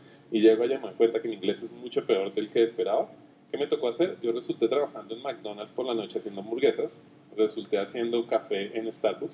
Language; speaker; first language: Spanish; native; Spanish